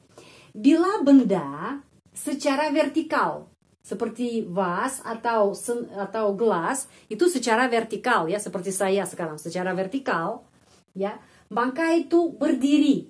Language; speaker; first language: Indonesian; non-native, fluent; Russian